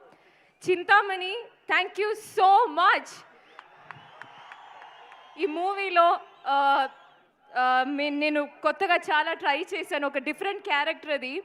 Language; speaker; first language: Telugu; non-native, fluent; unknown